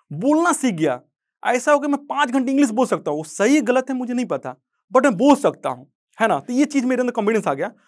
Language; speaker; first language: Hindi; native; Hindi